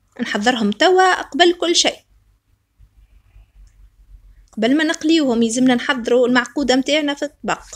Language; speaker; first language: Arabic; native; Arabic